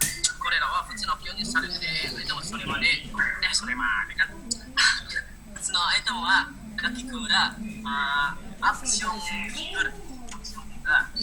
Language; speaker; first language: Japanese; non-native, learner; Indonesian